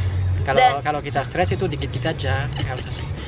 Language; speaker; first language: Indonesian; non-native, fluent; French